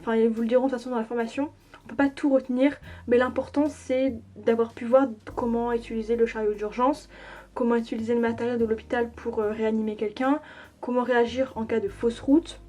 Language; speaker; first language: French; native; French